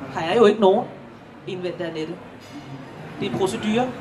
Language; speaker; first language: German; non-native, fluent; Danish